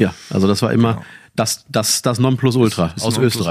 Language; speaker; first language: German; native; German